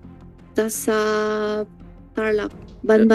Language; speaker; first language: Filipino; non-native, learner; Chinese